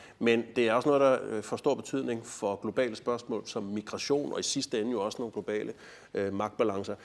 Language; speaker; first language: Danish; native; Danish